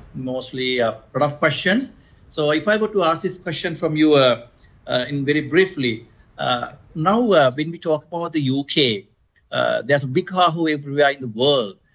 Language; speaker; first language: English; non-native, local second language; Sinhala